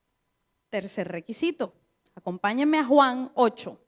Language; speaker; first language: Spanish; native; Spanish